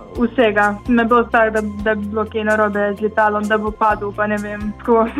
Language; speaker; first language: Slovenian; early bilingual, other home language; Bosnian